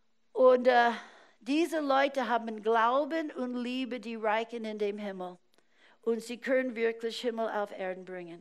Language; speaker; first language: German; non-native, fluent; English